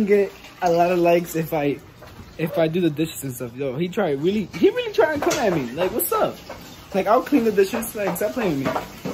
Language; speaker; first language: English; non-native, local second language; Spanish